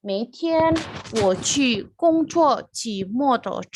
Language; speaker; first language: Chinese; non-native, fluent; Indonesian